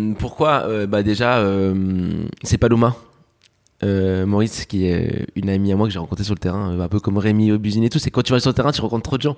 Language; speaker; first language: French; early bilingual, other home language; Spanish